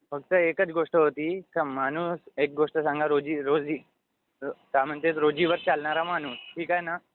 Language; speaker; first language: Marathi; non-native, local second language; Hindi